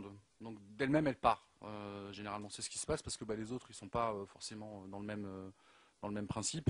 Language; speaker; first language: French; native; French